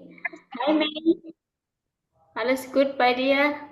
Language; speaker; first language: German; non-native, fluent; Indonesian